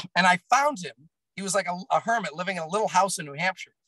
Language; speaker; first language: English; native; English